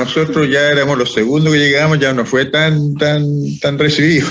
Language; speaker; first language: Spanish; early bilingual, other home language; Italian